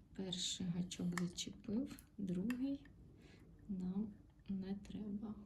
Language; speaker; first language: Ukrainian; non-native, local second language; Russian